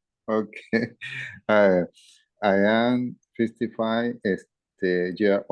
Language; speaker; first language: English; non-native, learner; Spanish